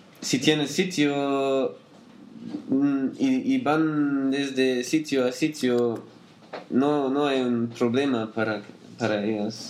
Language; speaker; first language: Spanish; non-native, learner; German